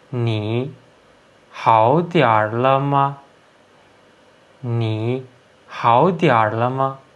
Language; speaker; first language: Chinese; non-native, fluent; Turkmen